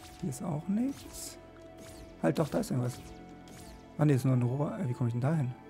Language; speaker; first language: German; native; German